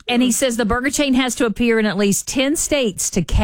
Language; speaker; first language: English; native; English